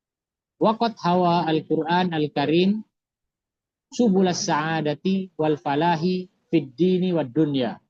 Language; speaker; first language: Arabic; non-native, fluent; Indonesian